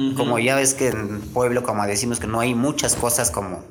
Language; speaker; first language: Spanish; non-native, learner; Turkish